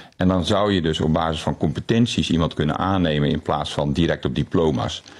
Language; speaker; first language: Dutch; native; Dutch